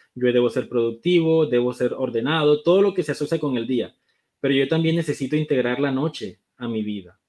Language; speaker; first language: Spanish; native; Spanish